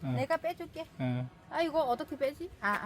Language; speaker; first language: Korean; non-native, learner; Vietnamese